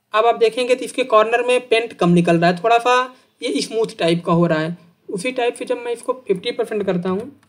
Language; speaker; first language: Hindi; native; Hindi